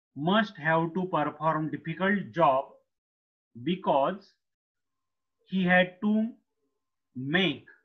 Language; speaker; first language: English; non-native, local second language; Marathi